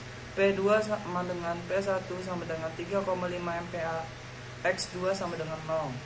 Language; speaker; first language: Indonesian; native; Indonesian